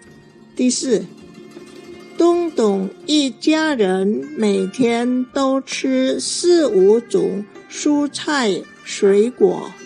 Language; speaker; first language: Chinese; non-native, fluent; Indonesian